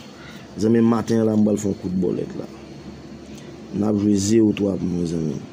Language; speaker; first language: French; non-native, local second language; Haitian Creole